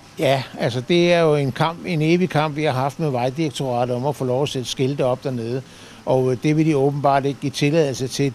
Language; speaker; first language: Danish; native; Danish